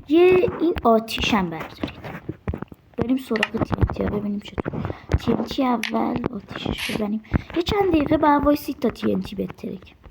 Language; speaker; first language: Persian; native; Persian